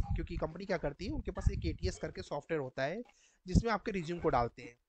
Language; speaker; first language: Hindi; native; Hindi